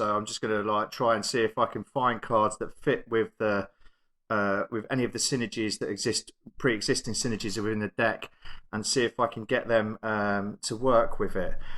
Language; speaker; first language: English; native; English